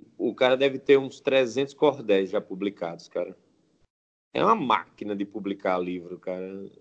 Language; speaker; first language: Portuguese; native; Portuguese